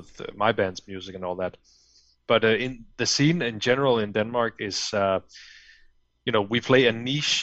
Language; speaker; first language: English; non-native, fluent; Danish